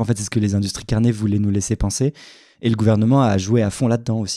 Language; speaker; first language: French; native; French